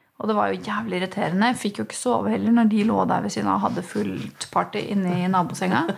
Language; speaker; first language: Norwegian; native; Norwegian